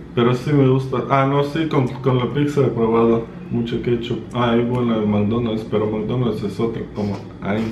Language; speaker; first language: Spanish; non-native, fluent; Russian